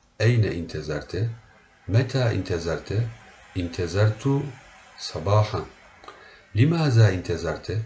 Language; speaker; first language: Arabic; non-native, learner; Turkish